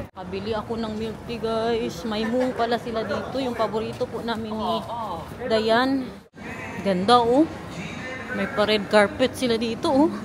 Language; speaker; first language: Filipino; non-native, local second language; Cebuano